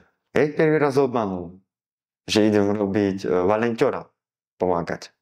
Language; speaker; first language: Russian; non-native, learner; Slovak